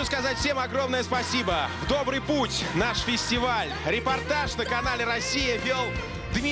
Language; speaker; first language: Russian; native; Russian